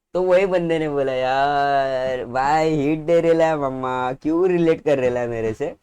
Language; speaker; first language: Hindi; non-native, local second language; Marathi